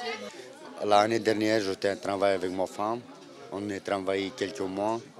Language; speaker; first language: French; non-native, learner; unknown